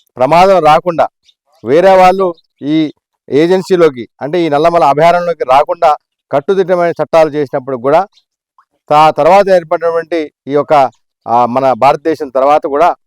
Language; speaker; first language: Telugu; native; Telugu